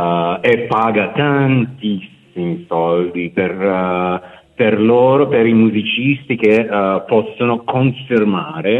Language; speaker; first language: Italian; non-native, fluent; Russian